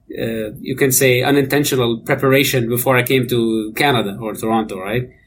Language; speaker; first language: English; non-native, fluent; Arabic